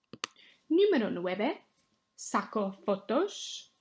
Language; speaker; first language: Spanish; non-native, fluent; English